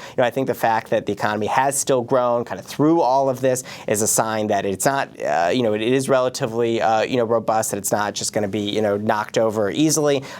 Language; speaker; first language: English; native; English